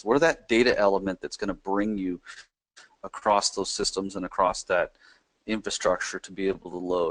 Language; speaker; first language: English; native; English